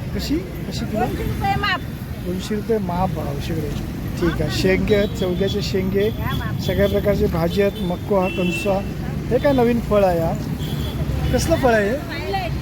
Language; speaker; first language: Marathi; native; Marathi